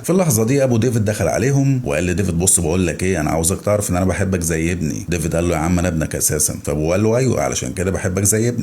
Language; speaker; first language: Arabic; native; Arabic